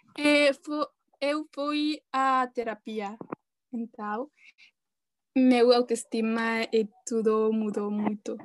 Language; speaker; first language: Portuguese; non-native, fluent; Spanish